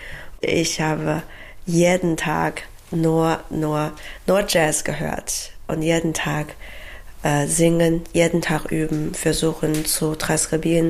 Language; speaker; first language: German; non-native, learner; Chinese